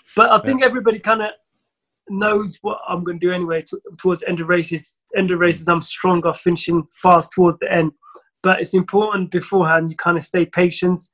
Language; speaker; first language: English; early bilingual, other home language; Somali